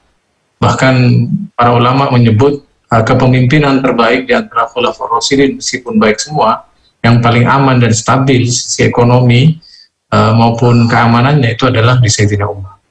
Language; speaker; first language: Indonesian; native; Indonesian